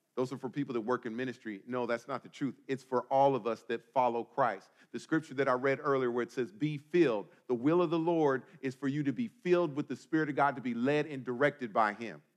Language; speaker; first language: English; native; English